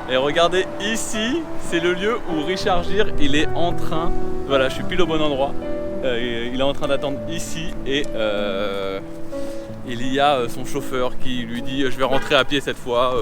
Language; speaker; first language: French; native; French